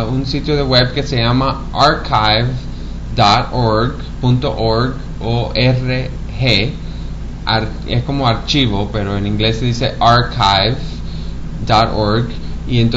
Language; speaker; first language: Spanish; early bilingual, heritage; Spanish